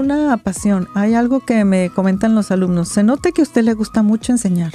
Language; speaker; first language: Spanish; native; Spanish